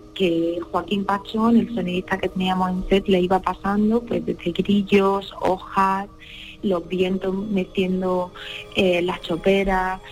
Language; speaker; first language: Spanish; native; Spanish